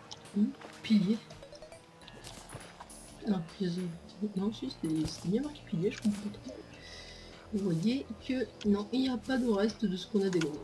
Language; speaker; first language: French; native; French